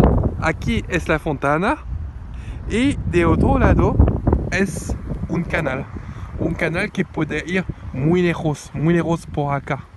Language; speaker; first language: Spanish; non-native, learner; French